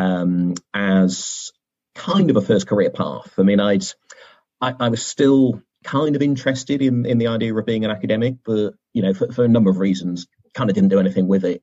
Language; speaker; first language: English; native; English